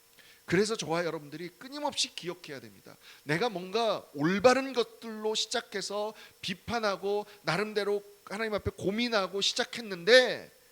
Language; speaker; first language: Korean; native; Korean